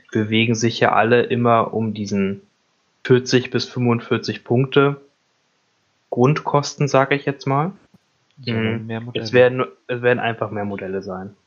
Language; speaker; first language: German; native; German